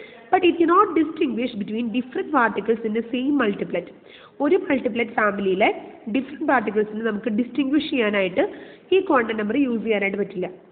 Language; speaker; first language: English; non-native, local second language; Malayalam